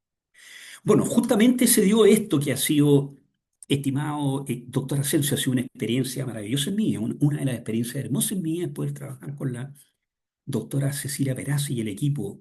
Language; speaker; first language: Spanish; native; Spanish